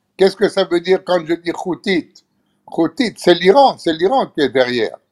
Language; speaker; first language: French; non-native, fluent; Hebrew